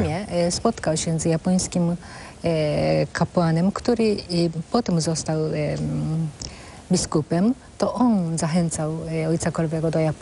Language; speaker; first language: Polish; non-native, fluent; Japanese